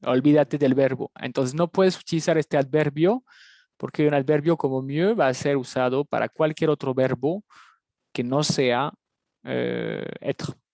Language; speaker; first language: Spanish; non-native, fluent; French